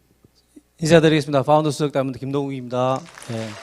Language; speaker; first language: Korean; native; Korean